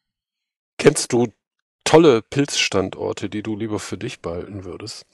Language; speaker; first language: German; native; German